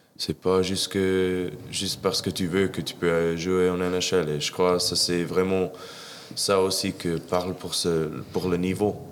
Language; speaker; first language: French; non-native, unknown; English